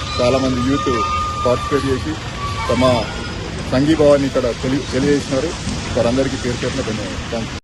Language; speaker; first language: Telugu; native; Telugu